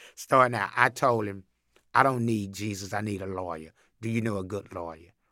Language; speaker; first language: English; native; English